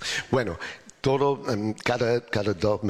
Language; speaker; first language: Spanish; non-native, learner; English